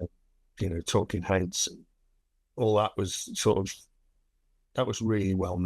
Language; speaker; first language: English; native; English